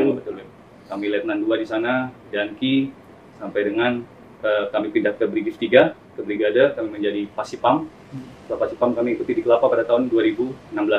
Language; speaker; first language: Indonesian; early bilingual, other home language; Arabic